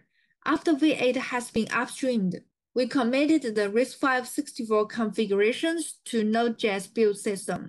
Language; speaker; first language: English; non-native, fluent; Chinese